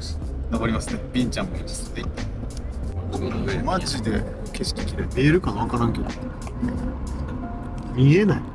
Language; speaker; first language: Japanese; native; Japanese